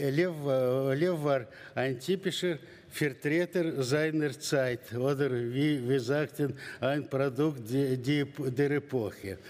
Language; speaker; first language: German; non-native, learner; Russian